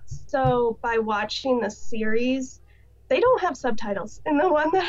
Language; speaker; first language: English; native; English